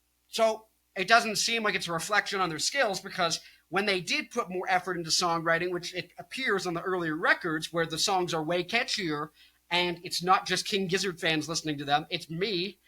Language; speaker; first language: English; native; English